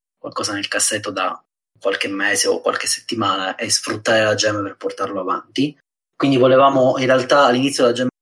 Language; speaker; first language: Italian; native; Italian